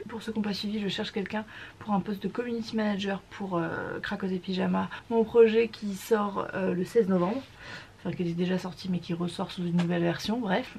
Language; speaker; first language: French; native; French